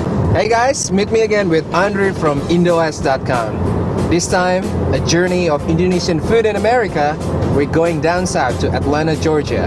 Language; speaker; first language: English; non-native, fluent; Indonesian